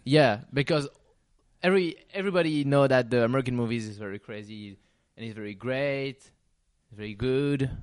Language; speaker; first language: English; non-native, learner; French